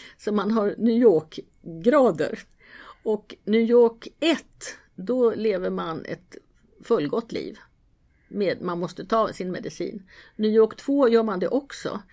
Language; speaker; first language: Swedish; native; Swedish